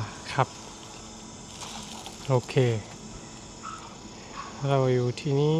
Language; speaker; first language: Thai; non-native, learner; French